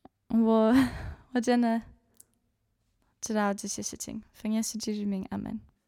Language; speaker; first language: Chinese; non-native, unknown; English